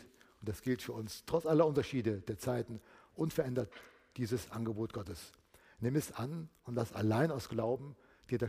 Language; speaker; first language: German; native; German